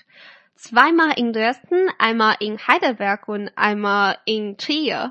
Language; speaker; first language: German; non-native, fluent; Chinese